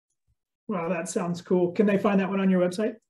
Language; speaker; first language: English; native; English